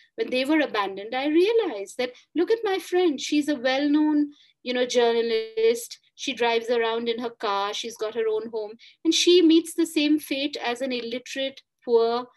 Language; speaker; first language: English; non-native, local second language; Bangla